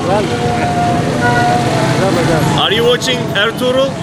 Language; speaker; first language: English; non-native, fluent; Turkish